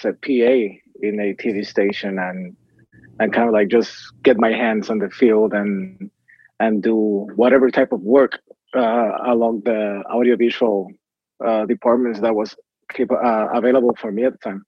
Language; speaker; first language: English; non-native, fluent; Spanish